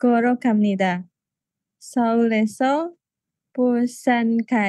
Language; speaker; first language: Korean; non-native, learner; Indonesian